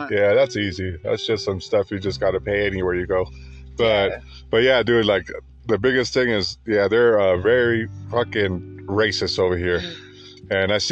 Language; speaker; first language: English; native; English